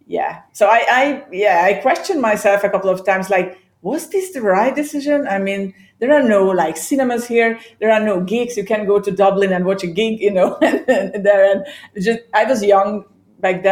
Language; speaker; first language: English; non-native, fluent; Hungarian